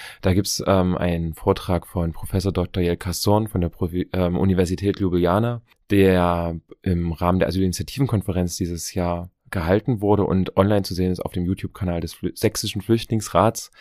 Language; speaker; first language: German; native; German